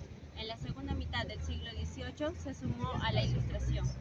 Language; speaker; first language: Spanish; native; Spanish